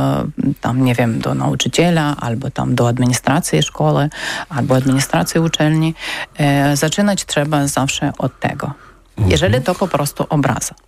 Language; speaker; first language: Polish; non-native, learner; Ukrainian